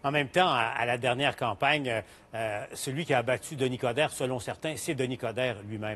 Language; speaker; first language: French; native; French